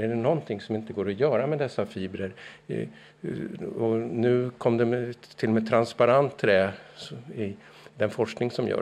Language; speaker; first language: Swedish; native; Swedish